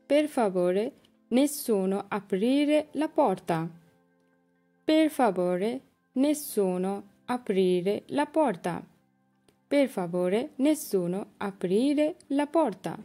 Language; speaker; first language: Italian; non-native, learner; Bangla